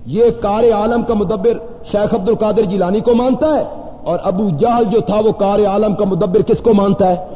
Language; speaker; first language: Urdu; non-native, local second language; Punjabi